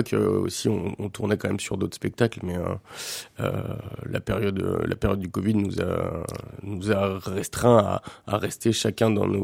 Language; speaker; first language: French; native; French